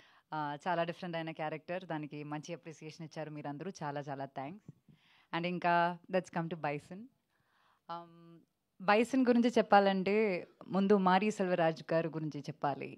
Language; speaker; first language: Telugu; non-native, fluent; Malayalam